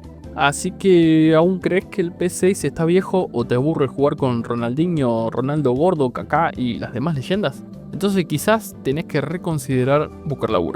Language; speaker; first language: Spanish; native; Spanish